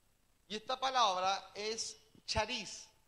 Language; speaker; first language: Spanish; native; Spanish